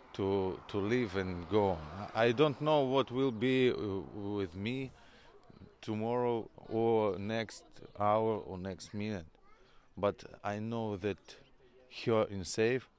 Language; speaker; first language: English; non-native, fluent; Norwegian